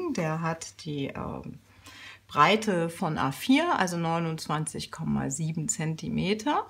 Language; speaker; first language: German; native; German